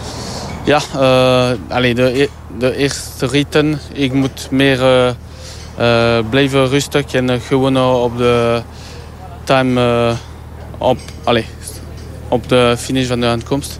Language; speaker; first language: Dutch; non-native, learner; French